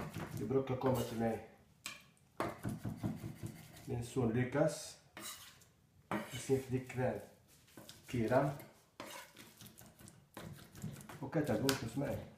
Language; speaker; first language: Swedish; non-native, learner; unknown